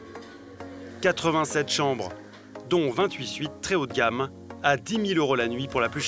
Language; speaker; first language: French; native; French